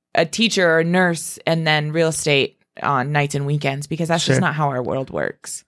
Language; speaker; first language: English; native; English